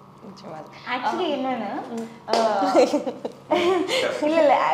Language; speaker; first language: Tamil; non-native, learner; Telugu